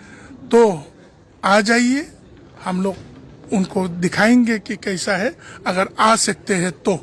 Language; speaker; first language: Hindi; non-native, local second language; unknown